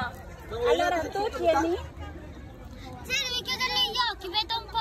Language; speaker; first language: Italian; non-native, learner; Filipino